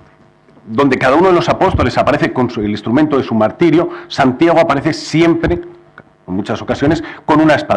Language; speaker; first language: Spanish; native; Spanish